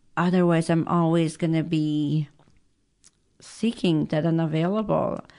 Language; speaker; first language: English; early bilingual, other home language; Persian